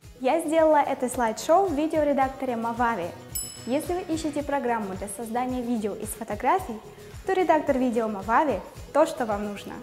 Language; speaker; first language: Russian; native; Russian